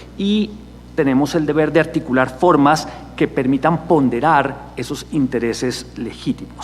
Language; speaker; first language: Spanish; native; Spanish